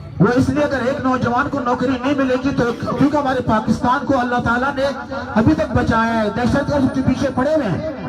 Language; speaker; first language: Urdu; non-native, local second language; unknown